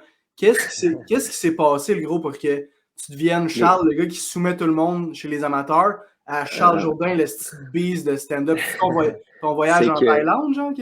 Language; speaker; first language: French; native; French